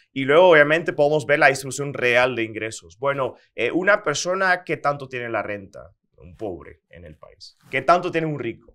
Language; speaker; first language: Spanish; non-native, fluent; Dutch